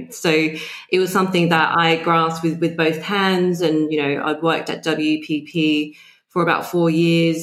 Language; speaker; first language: English; native; English